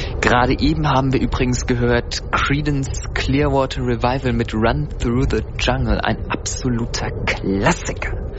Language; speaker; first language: German; native; German